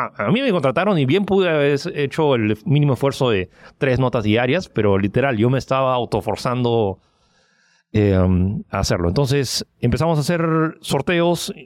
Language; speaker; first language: Spanish; early bilingual, other home language; French